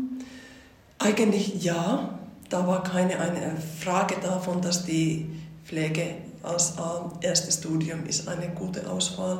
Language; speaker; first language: German; non-native, fluent; Finnish